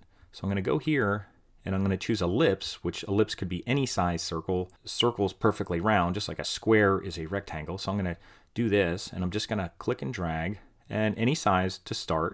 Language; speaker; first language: English; native; English